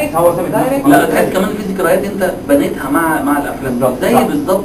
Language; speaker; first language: Arabic; native; Arabic